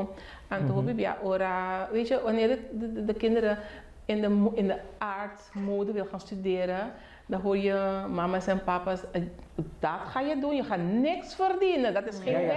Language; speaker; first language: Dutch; non-native, local second language; Papiamento